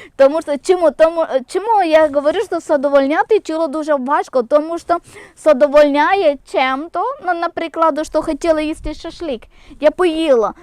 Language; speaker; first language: Ukrainian; non-native, local second language; Malayalam